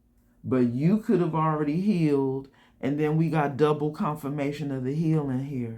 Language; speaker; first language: English; native; English